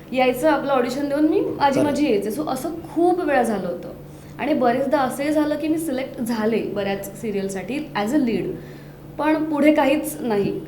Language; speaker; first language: Marathi; native; Marathi